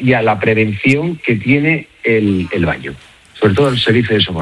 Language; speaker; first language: Spanish; native; Spanish